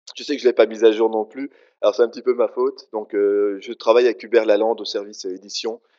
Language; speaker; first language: French; native; French